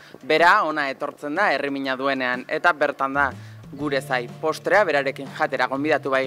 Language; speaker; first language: Basque; native; Basque